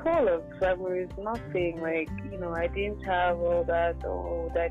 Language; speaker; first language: English; non-native, local second language; Yoruba